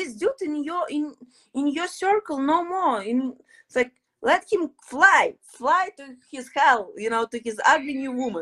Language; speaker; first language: English; non-native, fluent; Ukrainian